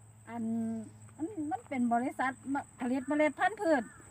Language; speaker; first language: Thai; native; Thai